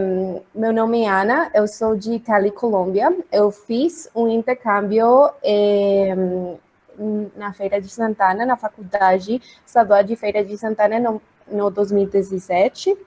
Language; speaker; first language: Portuguese; non-native, learner; Spanish